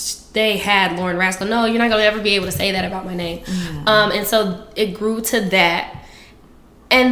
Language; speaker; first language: English; native; English